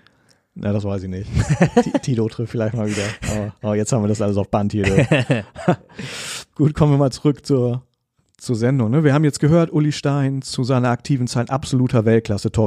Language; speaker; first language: German; native; German